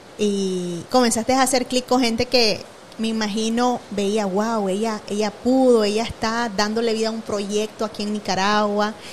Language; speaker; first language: Spanish; native; Spanish